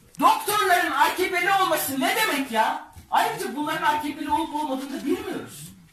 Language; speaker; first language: Turkish; non-native, local second language; Kurdish